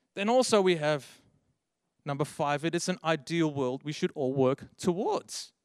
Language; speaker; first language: English; non-native, fluent; Dutch